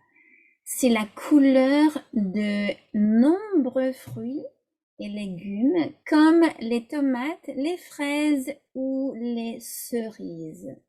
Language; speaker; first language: French; non-native, fluent; English